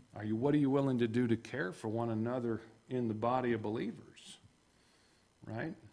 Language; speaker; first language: English; native; English